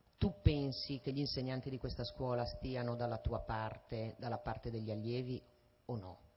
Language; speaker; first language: Italian; native; Italian